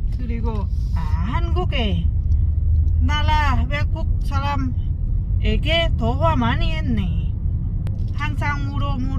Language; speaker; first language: Korean; non-native, learner; Lao